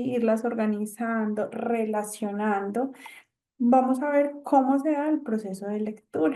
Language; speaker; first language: Spanish; native; Spanish